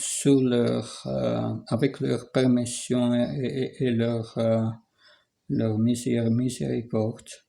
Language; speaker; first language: French; non-native, fluent; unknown